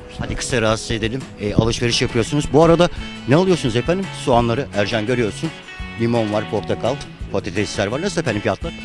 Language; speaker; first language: Turkish; native; Turkish